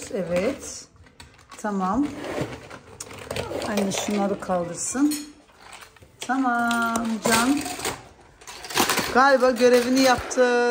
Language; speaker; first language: Turkish; early bilingual, heritage; Turkish